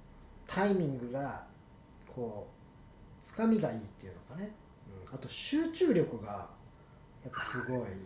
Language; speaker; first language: Japanese; native; Japanese